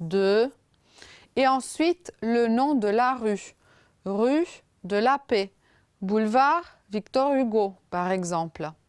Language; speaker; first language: French; non-native, fluent; Romanian